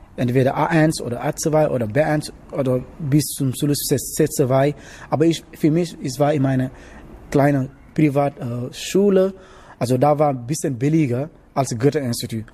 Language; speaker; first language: German; non-native, learner; Wolof